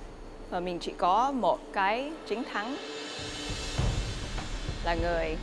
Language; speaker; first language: Vietnamese; early bilingual, heritage; English